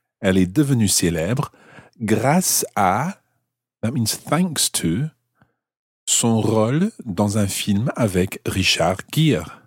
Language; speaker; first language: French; non-native, fluent; English